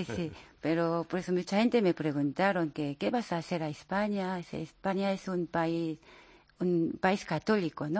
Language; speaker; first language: Spanish; non-native, learner; Korean